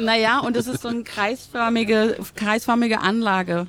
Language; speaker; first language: German; native; German